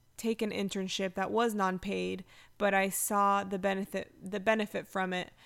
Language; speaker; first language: English; native; English